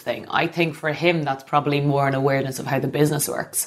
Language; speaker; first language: English; native; English